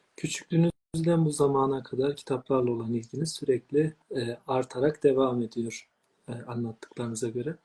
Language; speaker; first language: Turkish; native; Turkish